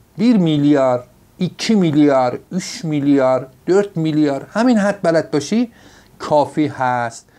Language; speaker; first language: Persian; non-native, local second language; Azerbaijani